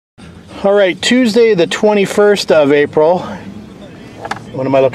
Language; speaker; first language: English; native; English